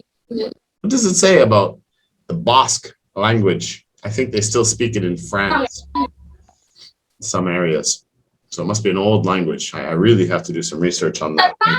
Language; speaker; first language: English; non-native, fluent; French